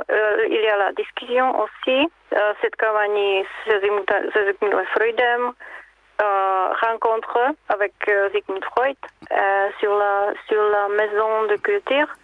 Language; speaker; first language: French; non-native, learner; Czech